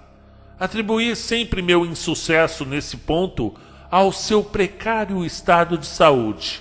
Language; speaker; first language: Portuguese; native; Portuguese